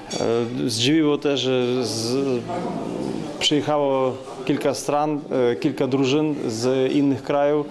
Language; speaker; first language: Polish; non-native, learner; Ukrainian